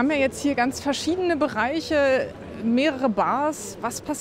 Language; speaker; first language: German; non-native, fluent; English